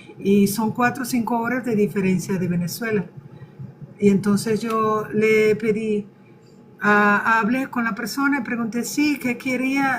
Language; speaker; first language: Spanish; early bilingual, other home language; Portuguese